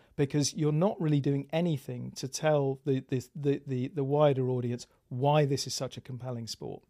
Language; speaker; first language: English; native; English